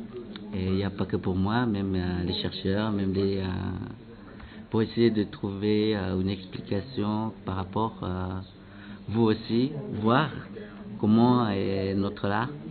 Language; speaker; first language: French; non-native, local second language; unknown